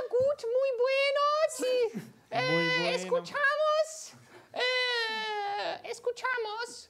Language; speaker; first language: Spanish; non-native, learner; German